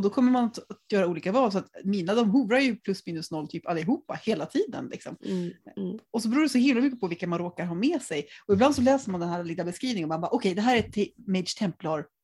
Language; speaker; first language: Swedish; native; Swedish